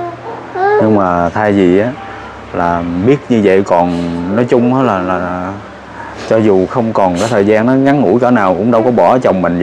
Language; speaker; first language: Vietnamese; native; Vietnamese